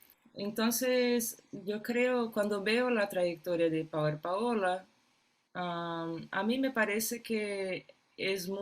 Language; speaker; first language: Spanish; non-native, fluent; Portuguese